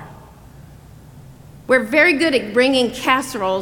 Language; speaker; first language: English; native; English